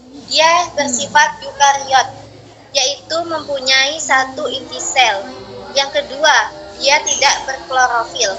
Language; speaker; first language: Indonesian; native; Indonesian